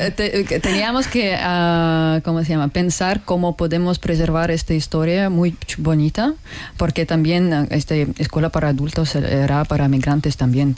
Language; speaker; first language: Spanish; non-native, fluent; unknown